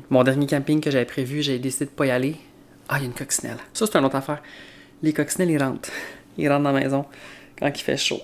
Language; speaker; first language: French; native; French